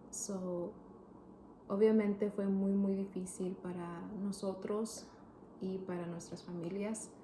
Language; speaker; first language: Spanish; early bilingual, heritage; Spanish